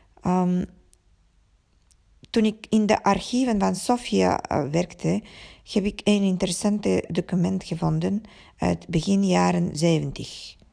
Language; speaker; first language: Dutch; non-native, fluent; Bulgarian